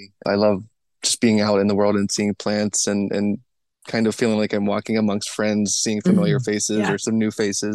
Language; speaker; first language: English; native; English